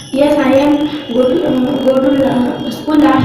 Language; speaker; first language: English; non-native, learner; Bangla